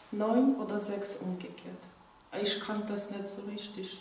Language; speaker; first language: German; non-native, fluent; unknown